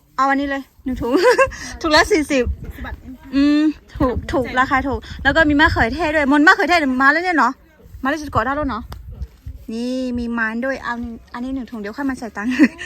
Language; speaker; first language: Thai; non-native, local second language; Karen languages